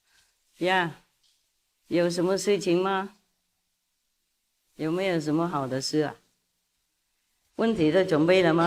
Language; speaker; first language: Chinese; non-native, fluent; Vietnamese